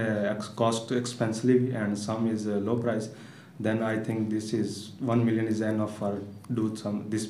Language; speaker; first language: English; non-native, learner; Punjabi